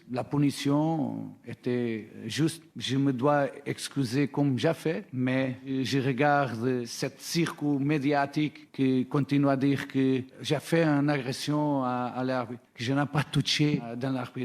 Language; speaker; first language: French; non-native, learner; Portuguese